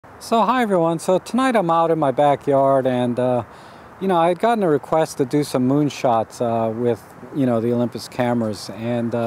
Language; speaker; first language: English; native; English